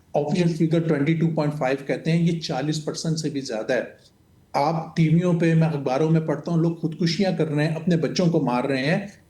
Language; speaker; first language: Urdu; non-native, local second language; Punjabi